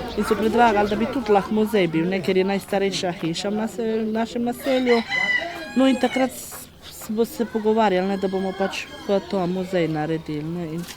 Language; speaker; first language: Slovenian; non-native, local second language; Romany